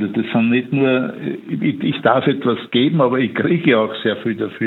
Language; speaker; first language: German; native; German